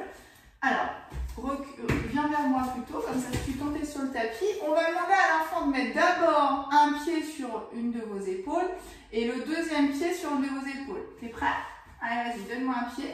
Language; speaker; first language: French; native; French